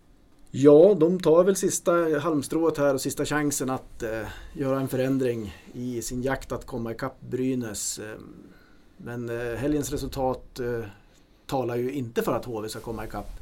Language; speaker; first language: Swedish; native; Swedish